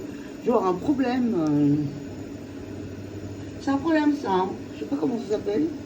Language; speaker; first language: French; native; French